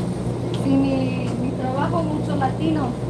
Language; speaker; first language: Spanish; non-native, learner; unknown